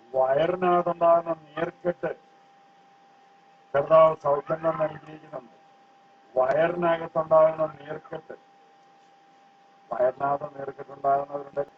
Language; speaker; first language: Malayalam; native; Malayalam